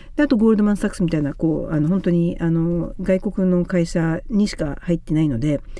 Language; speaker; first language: Japanese; native; Japanese